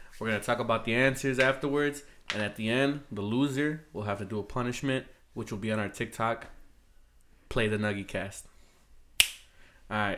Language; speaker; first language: English; native; English